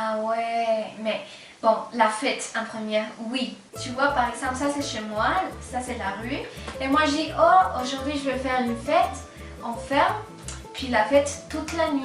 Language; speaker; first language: French; non-native, fluent; Spanish